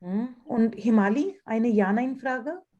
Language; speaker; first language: German; non-native, fluent; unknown